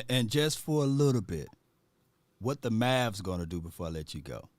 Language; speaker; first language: English; native; English